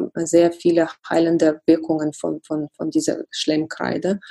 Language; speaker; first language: German; non-native, fluent; Russian